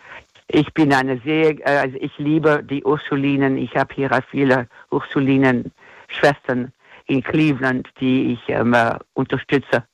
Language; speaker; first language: German; non-native, fluent; English